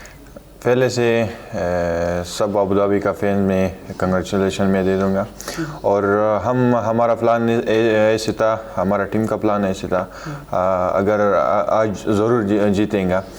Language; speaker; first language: Hindi; non-native, learner; Pashto